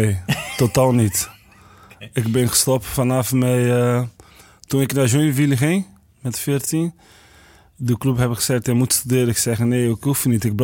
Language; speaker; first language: Dutch; non-native, learner; Portuguese